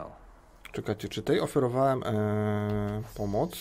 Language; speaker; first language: Polish; native; Polish